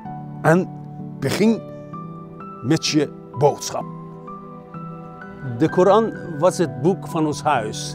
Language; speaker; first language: Dutch; non-native, fluent; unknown